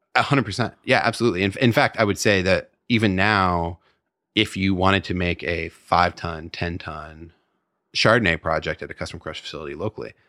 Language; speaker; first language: English; native; English